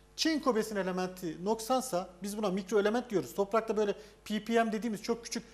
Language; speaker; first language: Turkish; native; Turkish